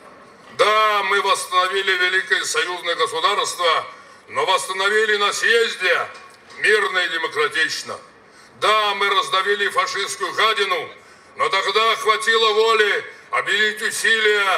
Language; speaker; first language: Russian; native; Russian